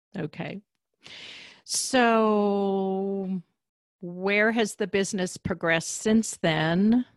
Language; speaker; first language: English; native; English